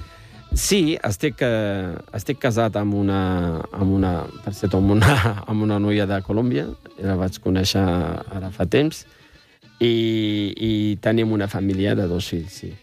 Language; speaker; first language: Catalan; non-native, fluent; Riffian